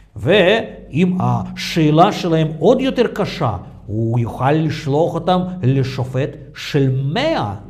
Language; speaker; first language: Hebrew; non-native, fluent; Russian